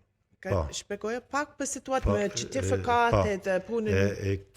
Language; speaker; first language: Albanian; non-native, learner; English